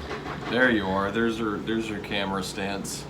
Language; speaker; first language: English; native; English